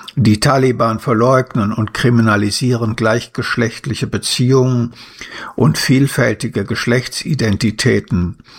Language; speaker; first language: German; native; German